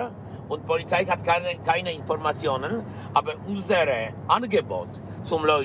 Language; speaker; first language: German; non-native, learner; Polish